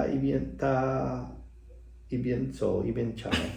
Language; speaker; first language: Chinese; non-native, learner; Dutch